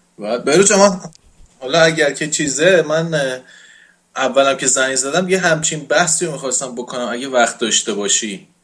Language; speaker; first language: Persian; native; Persian